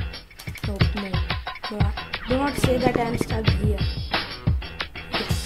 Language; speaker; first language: English; non-native, local second language; Telugu